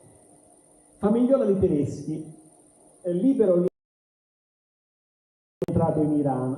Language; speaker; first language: Italian; native; Italian